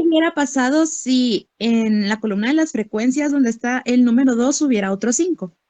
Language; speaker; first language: Spanish; native; Spanish